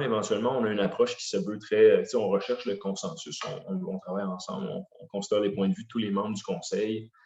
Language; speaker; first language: French; native; French